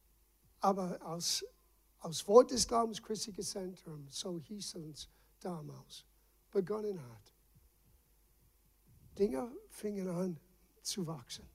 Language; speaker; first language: German; non-native, fluent; English